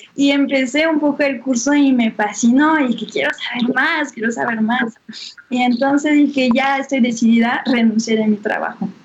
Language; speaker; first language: Spanish; non-native, fluent; French